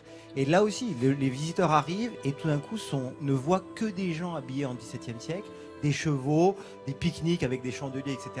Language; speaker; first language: French; native; French